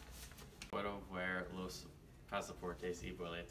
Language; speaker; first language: Spanish; non-native, learner; English